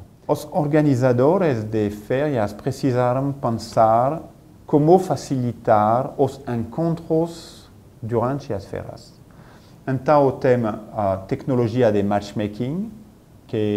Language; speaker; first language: Portuguese; non-native, fluent; French